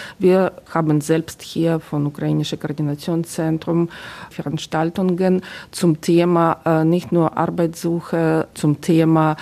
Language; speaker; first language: German; non-native, fluent; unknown